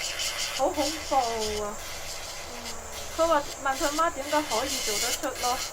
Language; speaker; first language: Cantonese; native; Cantonese